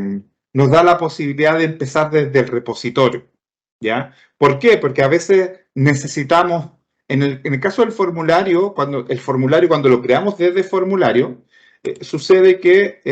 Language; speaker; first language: Spanish; native; Spanish